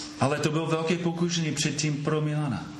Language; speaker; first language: Czech; non-native, fluent; English